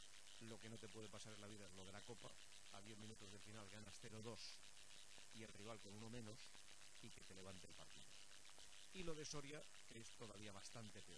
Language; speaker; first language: Spanish; native; Spanish